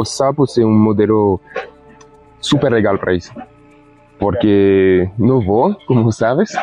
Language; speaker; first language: Portuguese; non-native, fluent; Spanish